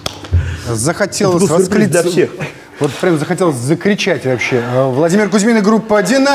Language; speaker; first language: Russian; native; Russian